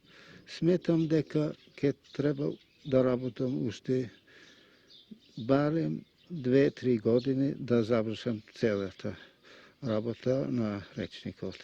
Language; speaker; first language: Macedonian; non-native, fluent; Russian